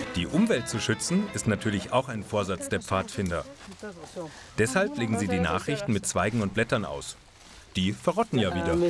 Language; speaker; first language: German; native; German